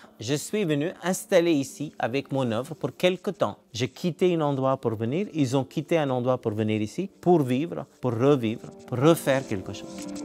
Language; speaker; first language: French; non-native, fluent; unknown